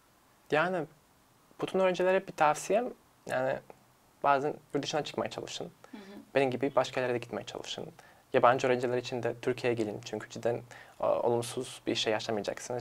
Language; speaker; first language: Turkish; non-native, fluent; Serbian